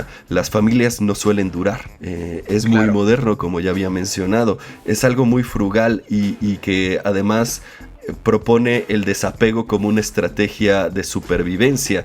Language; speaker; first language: Spanish; native; Spanish